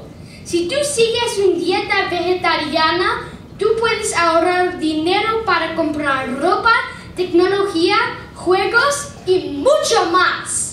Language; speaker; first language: Spanish; non-native, learner; English